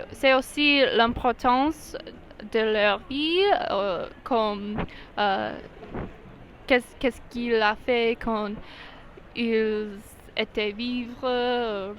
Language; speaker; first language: French; non-native, learner; English